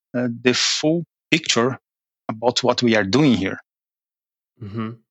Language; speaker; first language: English; non-native, fluent; Portuguese